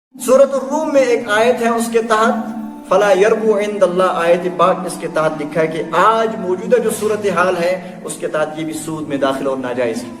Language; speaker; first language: Urdu; non-native, local second language; Kashmiri